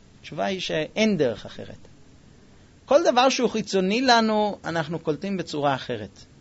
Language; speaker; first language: Hebrew; non-native, fluent; English